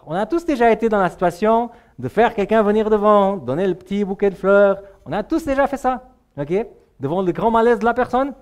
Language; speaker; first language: French; native; French